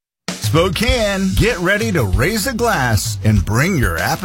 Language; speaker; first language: English; native; English